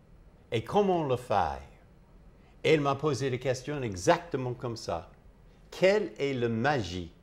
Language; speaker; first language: French; non-native, fluent; English